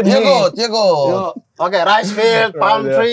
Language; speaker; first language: English; non-native, learner; Indonesian